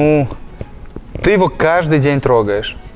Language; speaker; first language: Russian; native; Russian